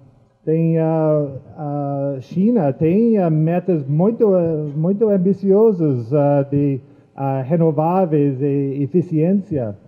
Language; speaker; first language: Portuguese; non-native, fluent; English